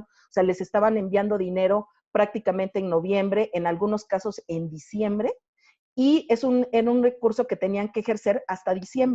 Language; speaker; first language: Spanish; native; Spanish